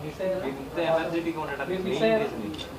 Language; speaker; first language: Telugu; native; Telugu